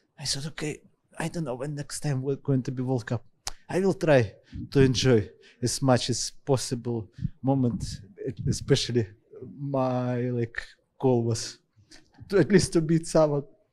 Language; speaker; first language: English; non-native, fluent; Ukrainian